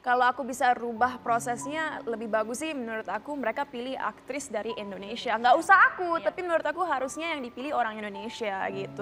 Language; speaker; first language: Indonesian; early bilingual, heritage; Indonesian